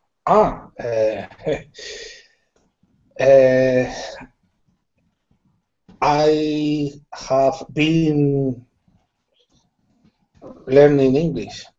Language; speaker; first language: English; non-native, learner; Spanish